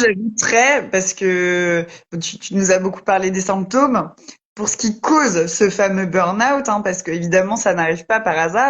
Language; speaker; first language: French; native; French